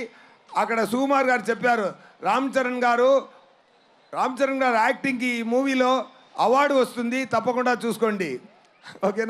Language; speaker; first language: Telugu; non-native, learner; Tamil